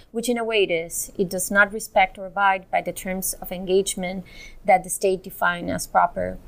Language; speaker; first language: English; non-native, fluent; Spanish